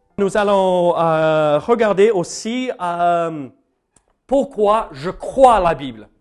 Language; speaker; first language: French; non-native, fluent; English